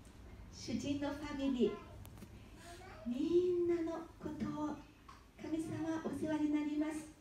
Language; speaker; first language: Japanese; early bilingual, heritage; Japanese